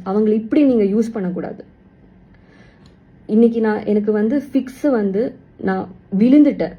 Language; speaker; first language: Tamil; non-native, local second language; Malayalam